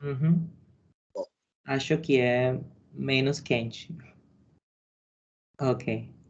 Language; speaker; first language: Portuguese; non-native, learner; Spanish